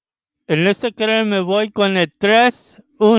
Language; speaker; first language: Spanish; early bilingual, heritage; Spanish